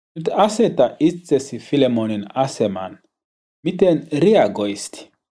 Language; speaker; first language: Finnish; non-native, learner; Swahili